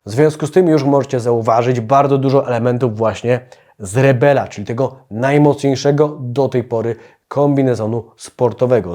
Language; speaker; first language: Polish; native; Polish